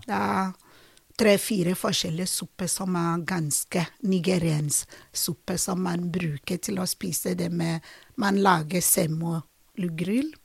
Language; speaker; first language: Norwegian; non-native, fluent; Ibibio